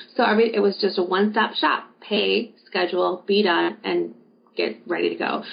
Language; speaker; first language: English; native; English